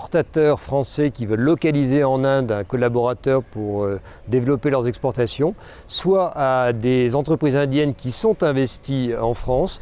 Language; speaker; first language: French; native; French